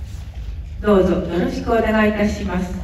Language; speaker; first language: Japanese; native; Japanese